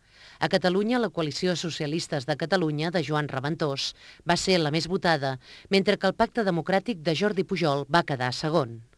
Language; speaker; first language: Catalan; native; Catalan